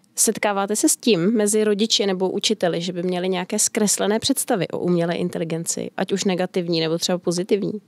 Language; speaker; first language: Czech; native; Czech